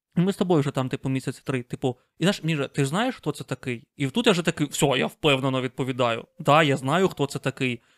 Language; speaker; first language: Ukrainian; non-native, local second language; Russian